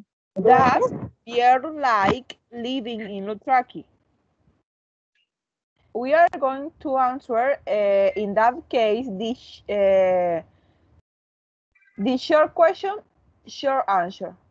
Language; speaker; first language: English; non-native, learner; Spanish